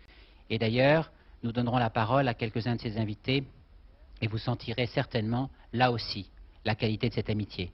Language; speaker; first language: French; native; French